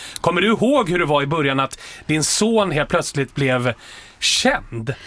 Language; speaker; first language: Swedish; native; Swedish